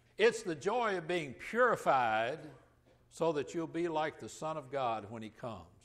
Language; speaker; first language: English; native; English